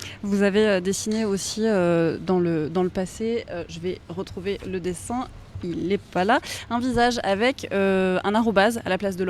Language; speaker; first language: French; native; French